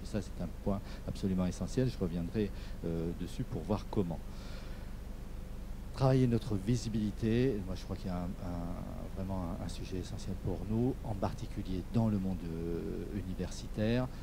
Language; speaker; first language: French; native; French